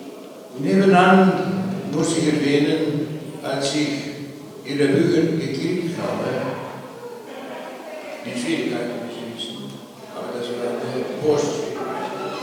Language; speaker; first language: German; non-native, fluent; Slovenian